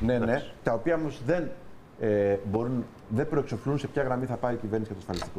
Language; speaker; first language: Greek; native; Greek